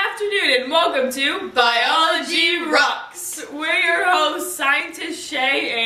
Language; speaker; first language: English; native; English